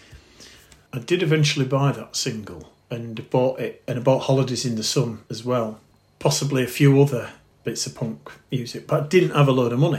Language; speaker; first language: English; native; English